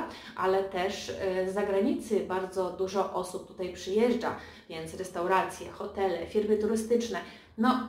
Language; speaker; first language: Polish; early bilingual, heritage; Polish